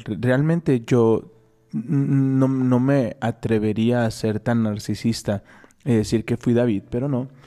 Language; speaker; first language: Spanish; native; Spanish